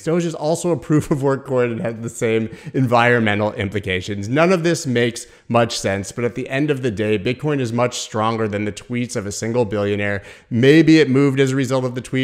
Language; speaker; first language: English; native; English